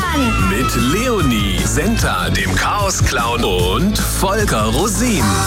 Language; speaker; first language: German; native; German